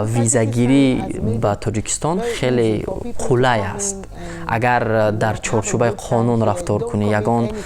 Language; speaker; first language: Persian; non-native, fluent; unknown